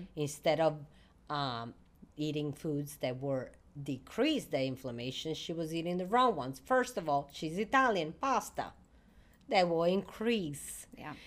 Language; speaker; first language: English; non-native, fluent; Italian